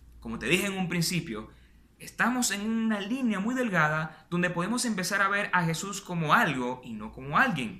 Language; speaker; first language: Spanish; native; Spanish